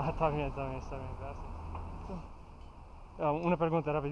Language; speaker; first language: Spanish; non-native, learner; English